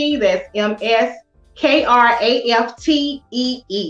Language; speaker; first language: English; native; English